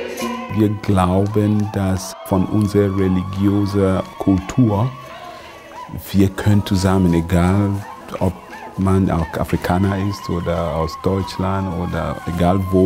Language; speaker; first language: German; non-native, fluent; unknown